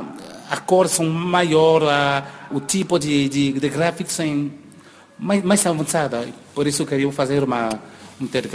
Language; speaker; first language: Portuguese; non-native, fluent; French